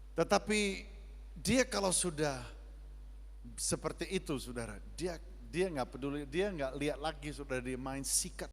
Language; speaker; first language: Indonesian; non-native, fluent; English